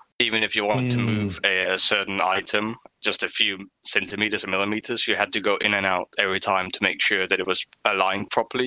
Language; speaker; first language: English; non-native, fluent; Danish